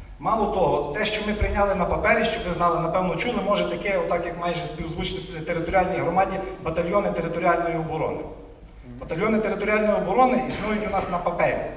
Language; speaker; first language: Ukrainian; native; Ukrainian